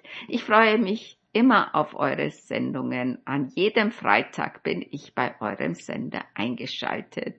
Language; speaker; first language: German; native; German